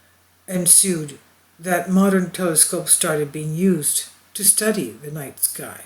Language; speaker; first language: English; non-native, fluent; Greek